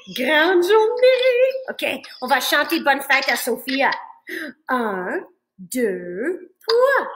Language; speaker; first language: French; non-native, fluent; English